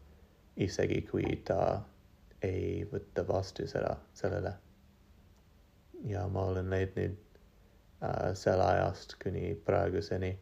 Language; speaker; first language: Estonian; non-native, learner; English